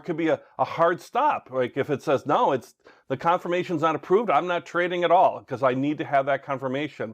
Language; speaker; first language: English; native; English